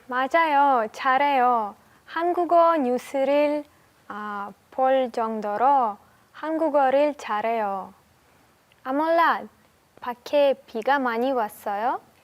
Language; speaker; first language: Korean; non-native, learner; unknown